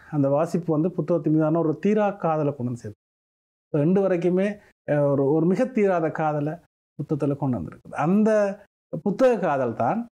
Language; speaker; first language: Tamil; native; Tamil